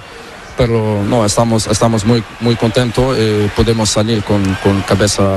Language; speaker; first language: Spanish; non-native, learner; Portuguese